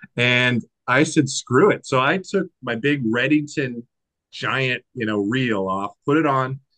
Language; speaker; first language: English; native; English